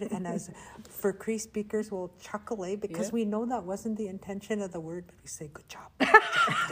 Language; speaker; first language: English; non-native, fluent; Cree